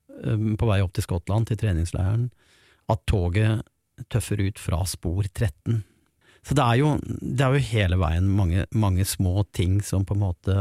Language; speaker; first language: Norwegian; native; Norwegian